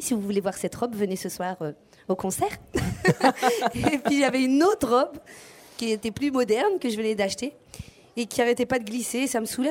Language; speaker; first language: French; native; French